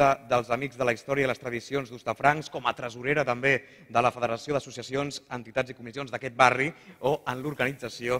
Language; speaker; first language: Catalan; native; Catalan